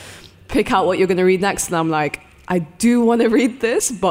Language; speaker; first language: English; early bilingual, other home language; Arabic